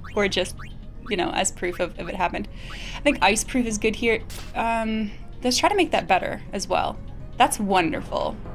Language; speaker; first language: English; native; English